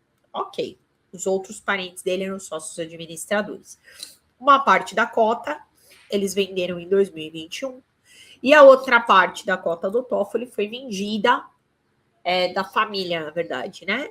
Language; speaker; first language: Portuguese; native; Portuguese